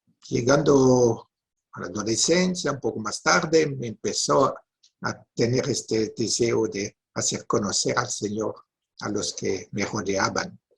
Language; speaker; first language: Spanish; non-native, fluent; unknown